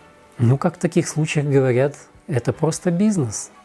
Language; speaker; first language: Russian; native; Russian